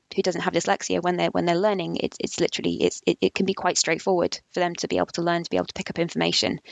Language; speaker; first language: English; native; English